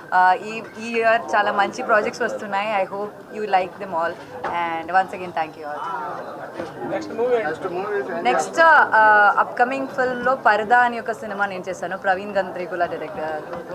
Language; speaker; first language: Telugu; non-native, local second language; Malayalam